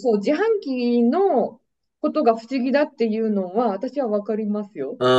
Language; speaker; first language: Japanese; native; Japanese